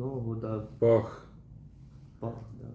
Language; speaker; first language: Ukrainian; non-native, local second language; Russian